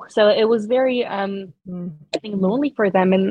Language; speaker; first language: English; non-native, fluent; French